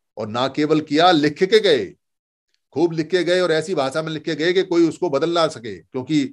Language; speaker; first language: Hindi; native; Hindi